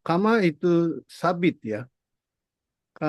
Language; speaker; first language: Indonesian; non-native, fluent; Japanese